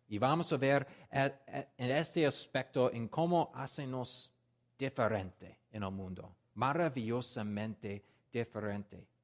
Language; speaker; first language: Spanish; non-native, learner; English